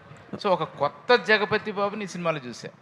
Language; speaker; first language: Telugu; native; Telugu